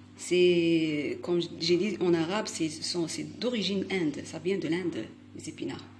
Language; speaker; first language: French; non-native, local second language; Arabic